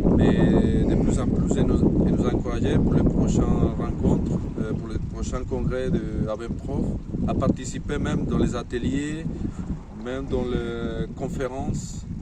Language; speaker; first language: French; non-native, fluent; Spanish